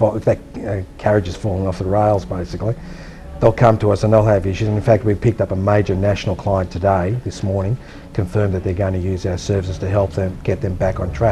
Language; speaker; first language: English; native; English